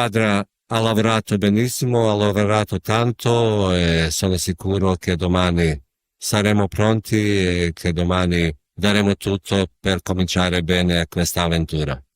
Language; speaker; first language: Italian; non-native, fluent; Bosnian